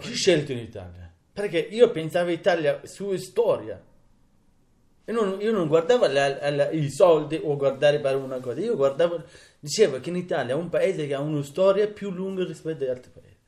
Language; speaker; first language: Italian; non-native, learner; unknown